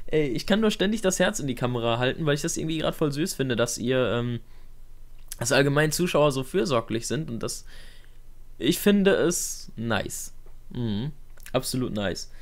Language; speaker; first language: German; native; German